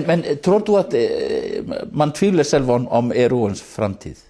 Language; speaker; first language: Danish; non-native, fluent; Icelandic